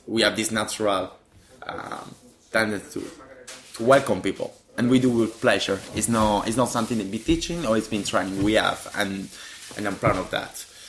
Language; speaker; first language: English; non-native, fluent; Italian